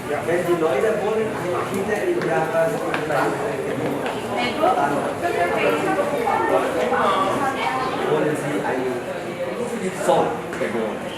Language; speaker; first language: German; non-native, learner; Vietnamese